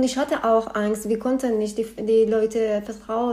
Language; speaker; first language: German; non-native, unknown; Persian